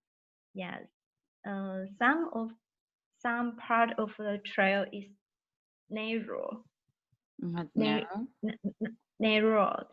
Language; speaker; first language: English; non-native, learner; Chinese